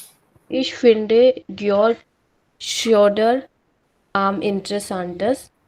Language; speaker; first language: German; non-native, learner; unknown